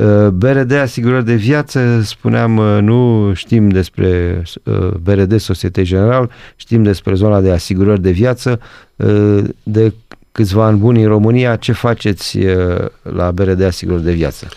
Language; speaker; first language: Romanian; native; Romanian